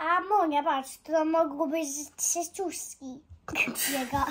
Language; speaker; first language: Polish; early bilingual, heritage; Polish